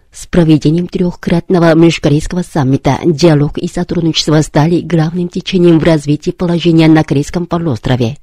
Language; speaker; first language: Russian; non-native, fluent; Korean